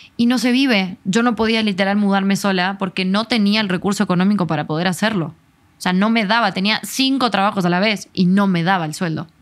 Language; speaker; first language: Spanish; native; Spanish